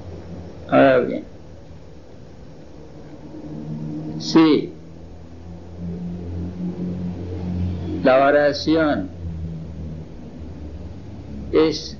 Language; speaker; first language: Spanish; non-native, fluent; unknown